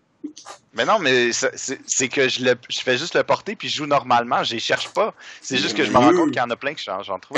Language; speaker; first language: French; native; French